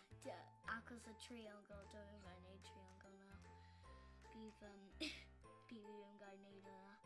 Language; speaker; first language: Welsh; non-native, local second language; English